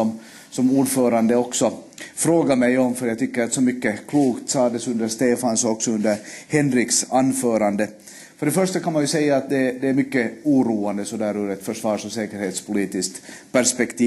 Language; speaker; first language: Swedish; native; Swedish